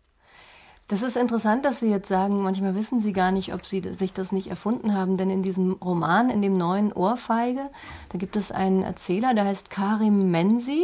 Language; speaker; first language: German; native; German